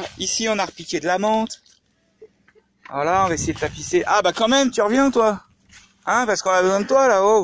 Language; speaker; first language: French; native; French